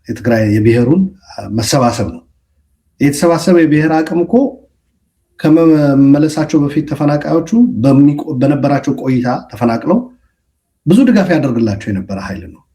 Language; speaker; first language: Amharic; non-native, local second language; Tigrinya